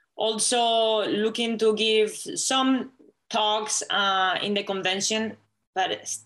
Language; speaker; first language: English; non-native, fluent; Spanish